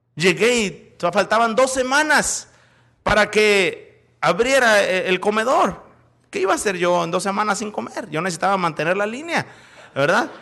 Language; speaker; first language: Spanish; native; Spanish